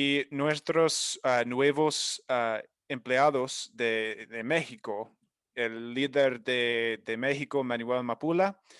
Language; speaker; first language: Spanish; non-native, learner; English